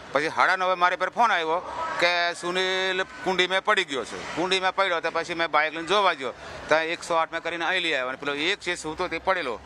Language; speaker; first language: Gujarati; non-native, local second language; Rathawi